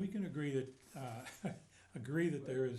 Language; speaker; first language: English; native; English